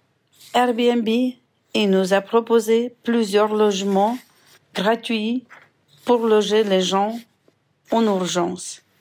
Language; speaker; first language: French; non-native, fluent; Ukrainian